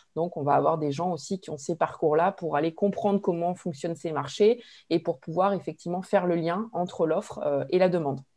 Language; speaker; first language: French; native; French